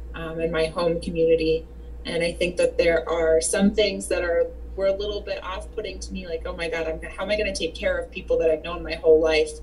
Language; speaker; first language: English; native; English